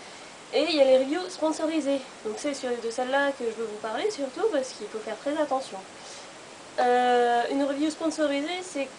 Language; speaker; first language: French; native; French